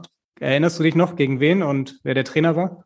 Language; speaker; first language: German; native; German